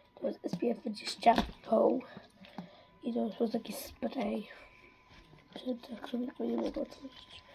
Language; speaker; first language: Polish; early bilingual, heritage; Dutch